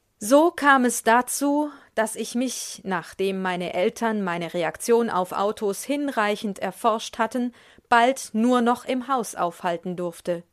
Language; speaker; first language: German; native; German